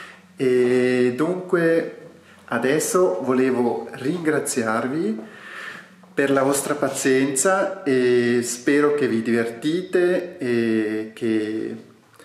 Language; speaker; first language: Italian; non-native, fluent; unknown